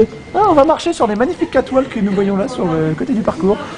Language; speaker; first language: French; native; French